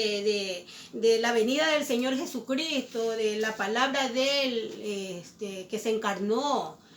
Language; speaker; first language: Spanish; native; Spanish